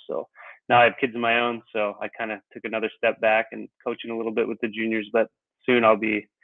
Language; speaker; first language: English; native; English